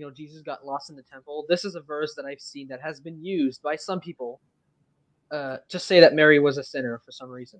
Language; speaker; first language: English; non-native, fluent; French